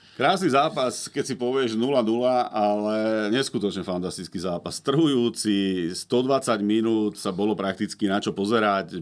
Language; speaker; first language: Slovak; native; Slovak